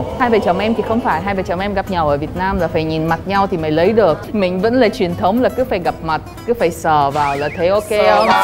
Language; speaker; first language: Vietnamese; non-native, fluent; Russian